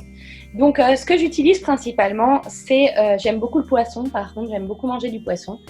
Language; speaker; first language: French; native; French